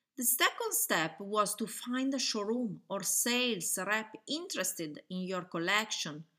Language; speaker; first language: English; non-native, fluent; Italian